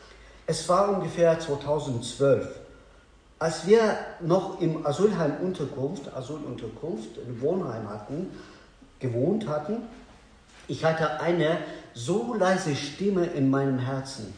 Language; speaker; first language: German; non-native, learner; Azerbaijani